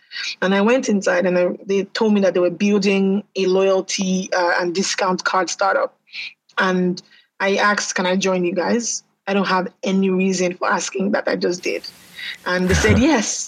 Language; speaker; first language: English; non-native, local second language; Yoruba